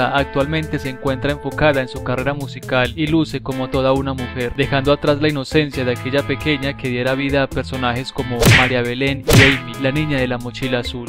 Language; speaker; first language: Spanish; native; Spanish